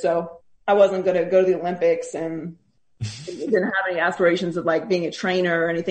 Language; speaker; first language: English; native; English